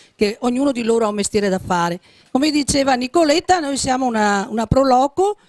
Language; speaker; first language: Italian; native; Italian